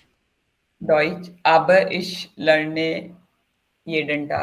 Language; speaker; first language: German; non-native, learner; Hindi